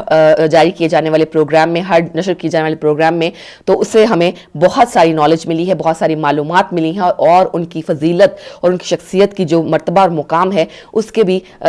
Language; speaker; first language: Urdu; native; Urdu